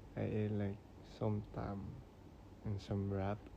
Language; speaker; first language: English; non-native, learner; Thai